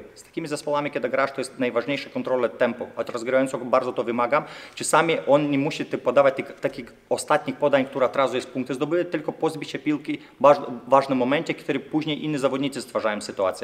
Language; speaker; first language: Polish; non-native, fluent; Lithuanian